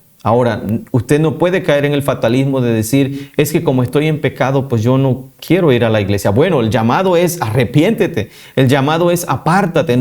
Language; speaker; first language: Spanish; native; Spanish